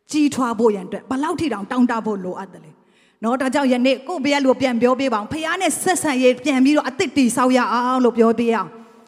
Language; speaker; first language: Burmese; non-native, local second language; Tedim Chin